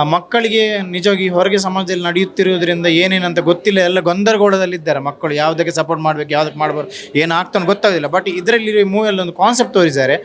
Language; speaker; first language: Kannada; non-native, local second language; Tulu